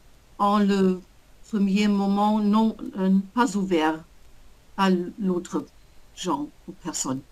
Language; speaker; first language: French; non-native, learner; German